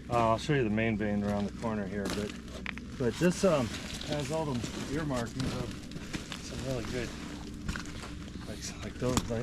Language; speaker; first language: English; native; English